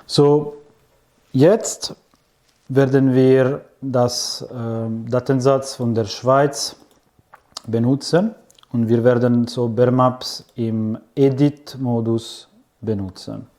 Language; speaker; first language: German; non-native, fluent; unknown